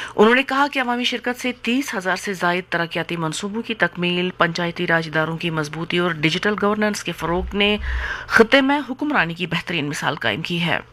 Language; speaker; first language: Urdu; non-native, local second language; Kashmiri